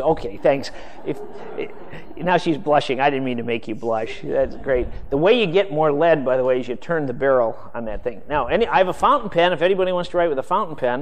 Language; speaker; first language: English; native; English